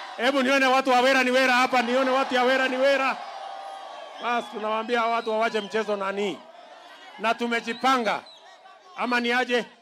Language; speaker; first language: Swahili; non-native, local second language; Kalenjin